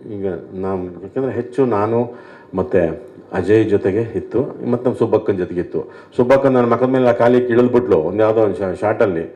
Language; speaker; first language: Kannada; native; Kannada